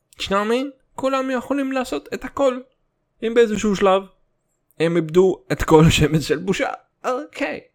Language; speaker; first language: Hebrew; native; Hebrew